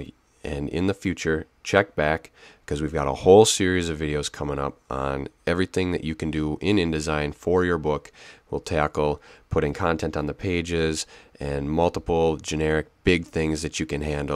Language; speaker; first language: English; native; English